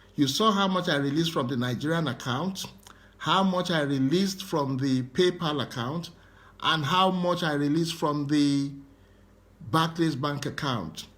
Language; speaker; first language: English; non-native, local second language; Yoruba